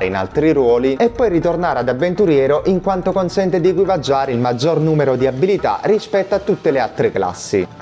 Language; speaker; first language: Italian; native; Italian